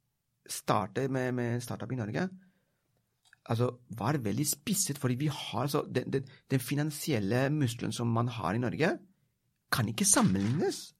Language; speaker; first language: Norwegian; non-native, fluent; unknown